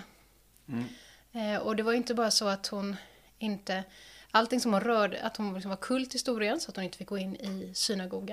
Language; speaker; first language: Swedish; native; Swedish